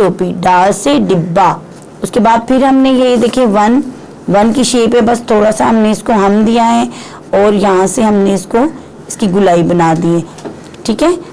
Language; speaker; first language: Urdu; non-native, local second language; Punjabi